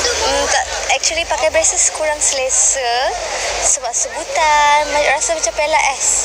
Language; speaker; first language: Indonesian; non-native, local second language; Malay